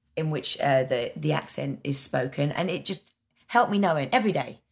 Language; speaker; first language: English; native; English